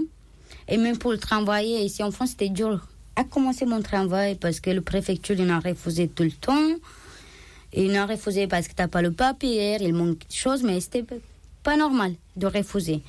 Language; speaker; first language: French; non-native, learner; Romanian